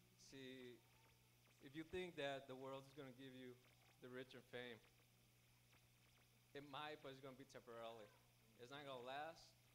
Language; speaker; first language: English; early bilingual, other home language; Spanish